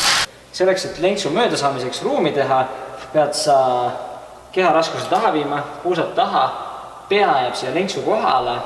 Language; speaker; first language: Estonian; native; Estonian